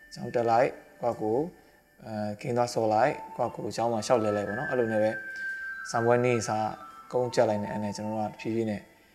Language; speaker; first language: Burmese; non-native, local second language; Shan